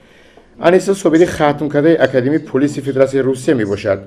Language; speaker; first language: Persian; native; Persian